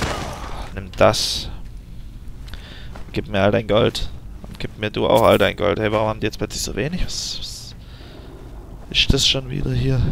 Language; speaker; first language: German; native; German